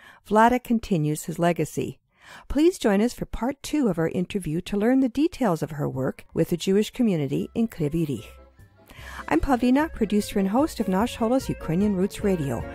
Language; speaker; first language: English; early bilingual, other home language; Ukrainian